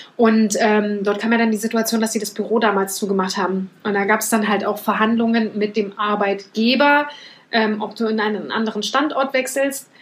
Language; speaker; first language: German; native; German